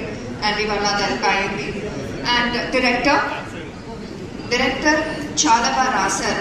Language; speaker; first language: Telugu; non-native, fluent; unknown